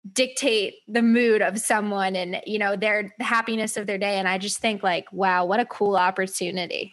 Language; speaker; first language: English; native; English